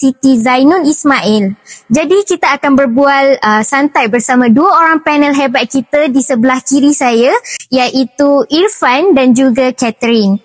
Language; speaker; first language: Malay; non-native, local second language; Tamil